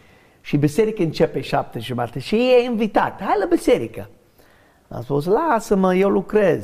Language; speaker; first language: Romanian; non-native, learner; English